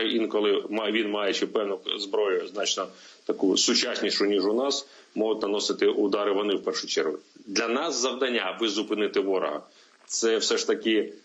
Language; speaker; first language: Ukrainian; native; Ukrainian